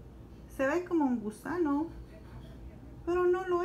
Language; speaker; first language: Spanish; early bilingual, heritage; Spanish